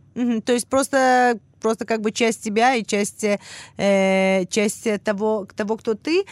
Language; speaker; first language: Russian; early bilingual, heritage; Russian